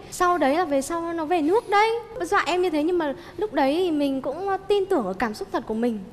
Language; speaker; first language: Vietnamese; native; Vietnamese